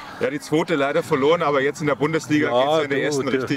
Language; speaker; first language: German; native; German